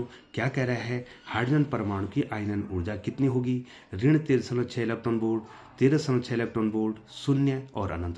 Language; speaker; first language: Hindi; native; Hindi